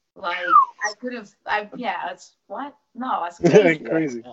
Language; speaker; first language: English; early bilingual, other home language; Russian